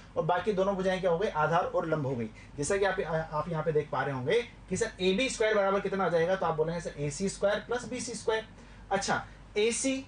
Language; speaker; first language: Hindi; native; Hindi